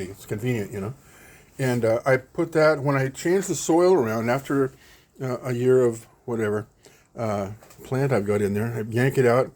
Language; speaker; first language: English; native; English